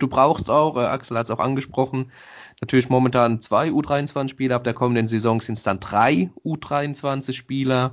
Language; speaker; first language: German; native; German